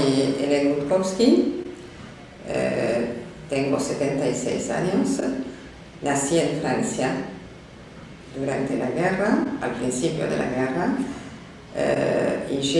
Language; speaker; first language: Spanish; non-native, fluent; French